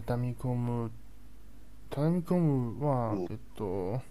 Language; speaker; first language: Japanese; non-native, learner; Chinese